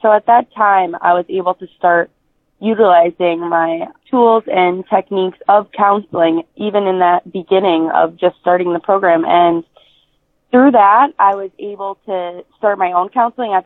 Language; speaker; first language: English; native; English